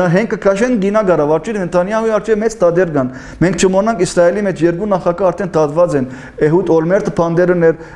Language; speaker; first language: Armenian; early bilingual, heritage; Armenian